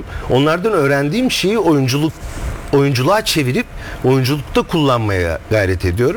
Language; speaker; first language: Turkish; native; Turkish